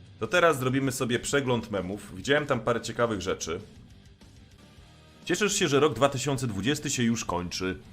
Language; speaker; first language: Polish; native; Polish